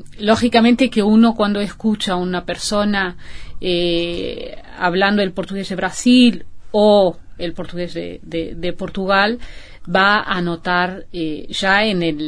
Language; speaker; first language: Spanish; non-native, fluent; Portuguese